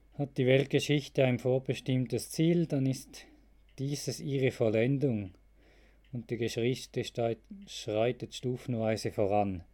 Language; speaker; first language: German; native; German